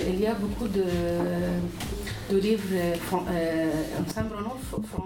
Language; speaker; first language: French; non-native, local second language; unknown